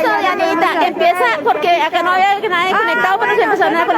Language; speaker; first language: Spanish; native; Spanish